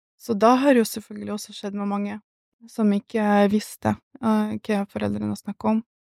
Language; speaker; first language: Norwegian; early bilingual, other home language; Russian